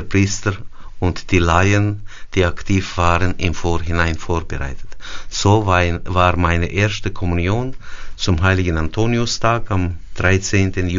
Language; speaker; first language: German; early bilingual, heritage; German